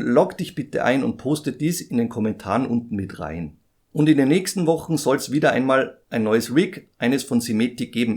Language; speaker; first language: German; native; German